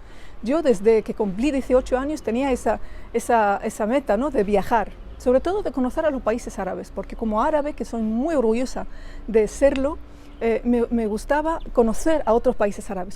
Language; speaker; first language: Spanish; early bilingual, other home language; Arabic